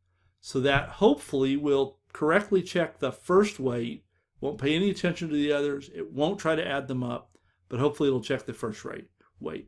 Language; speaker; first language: English; native; English